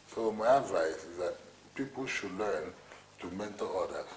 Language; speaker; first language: English; non-native, local second language; Igbo